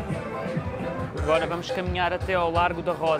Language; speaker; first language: Portuguese; native; Portuguese